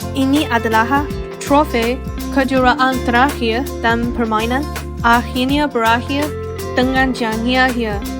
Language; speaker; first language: Malay; non-native, learner; Chinese